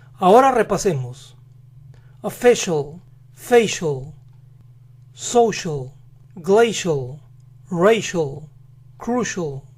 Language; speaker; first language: Spanish; native; Spanish